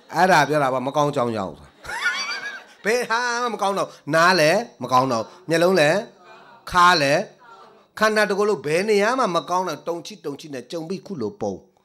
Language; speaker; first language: Burmese; native; Burmese